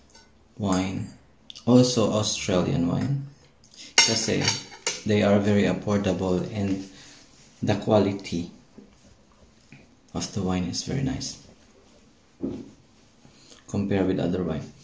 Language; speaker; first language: English; non-native, learner; Filipino